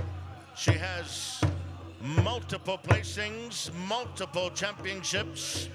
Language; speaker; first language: English; native; English